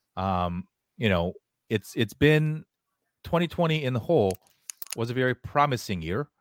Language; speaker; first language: English; early bilingual, other home language; Korean